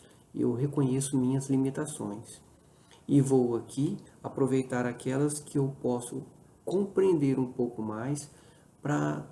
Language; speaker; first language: Portuguese; native; Portuguese